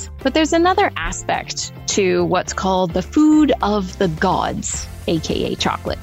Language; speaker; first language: English; native; English